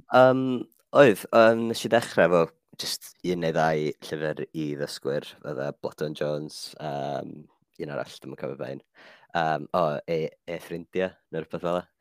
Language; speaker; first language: Welsh; non-native, fluent; Finnish